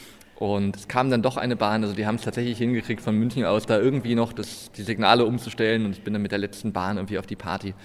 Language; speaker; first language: German; native; German